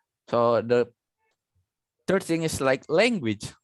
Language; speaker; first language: English; non-native, learner; Indonesian